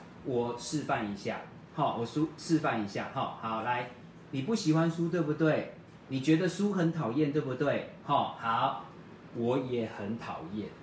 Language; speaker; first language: Chinese; native; Chinese